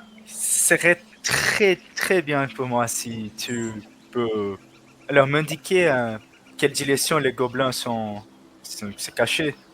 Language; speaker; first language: French; non-native, learner; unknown